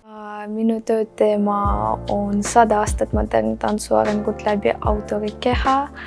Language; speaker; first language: Estonian; non-native, local second language; Russian